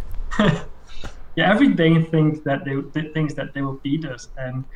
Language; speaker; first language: English; non-native, fluent; Dutch